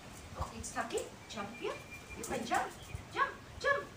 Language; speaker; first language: English; non-native, local second language; Filipino